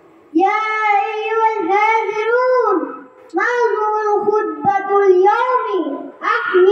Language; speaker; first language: Arabic; non-native, learner; Bangla